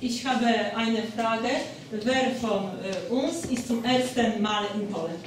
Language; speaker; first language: German; non-native, learner; Polish